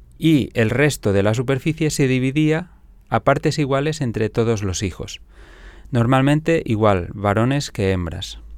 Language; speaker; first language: Spanish; non-native, local second language; Catalan